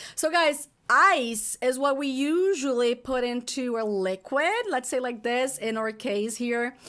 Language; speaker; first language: English; non-native, fluent; Portuguese